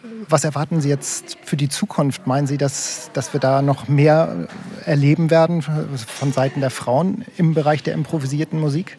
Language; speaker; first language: German; native; German